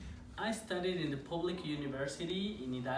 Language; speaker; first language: English; non-native, fluent; Spanish